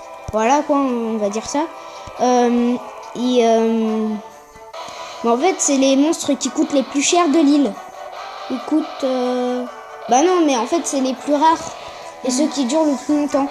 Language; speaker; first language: French; native; French